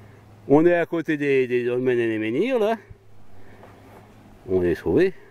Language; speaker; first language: French; native; French